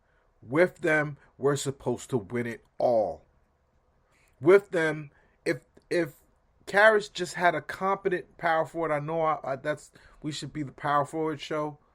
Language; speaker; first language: English; native; English